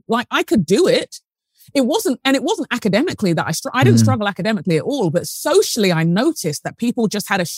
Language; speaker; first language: English; native; English